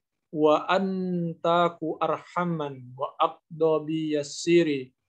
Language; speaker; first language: Arabic; non-native, learner; Indonesian